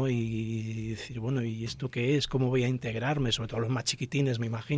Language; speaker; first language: Spanish; native; Spanish